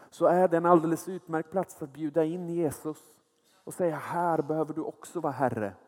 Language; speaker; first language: Swedish; native; Swedish